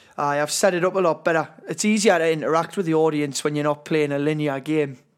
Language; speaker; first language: English; native; English